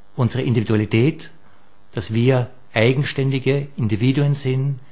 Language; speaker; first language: German; native; German